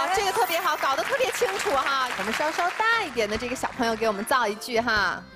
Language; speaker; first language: Chinese; native; Chinese